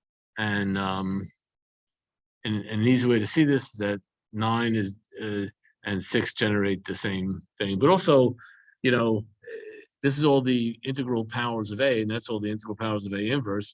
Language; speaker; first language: English; native; English